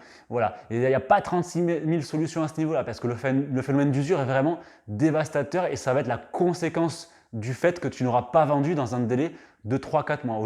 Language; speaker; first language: French; native; French